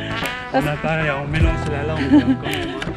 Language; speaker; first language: French; non-native, fluent; Javanese